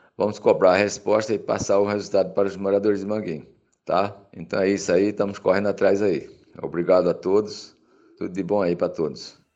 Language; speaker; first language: Portuguese; native; Portuguese